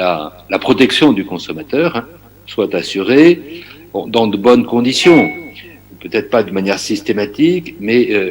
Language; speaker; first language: French; native; French